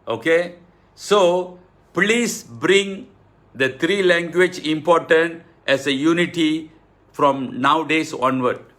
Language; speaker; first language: English; non-native, local second language; Tamil